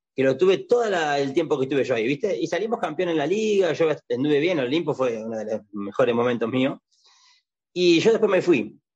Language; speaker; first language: Spanish; native; Spanish